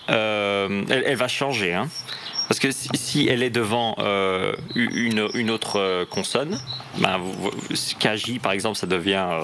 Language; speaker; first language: French; native; French